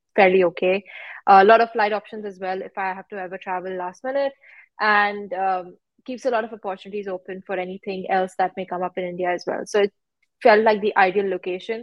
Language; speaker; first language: English; non-native, local second language; Hindi